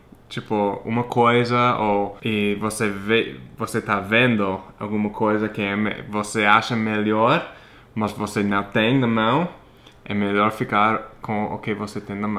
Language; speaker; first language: Portuguese; non-native, fluent; English